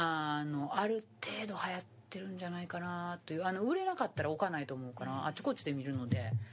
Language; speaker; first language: Japanese; native; Japanese